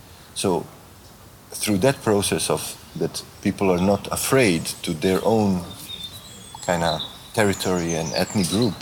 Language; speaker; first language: English; non-native, fluent; Croatian